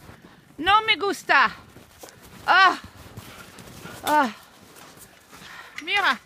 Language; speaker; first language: Spanish; non-native, learner; English